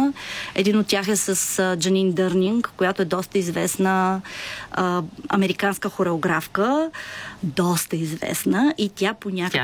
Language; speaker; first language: Bulgarian; native; Bulgarian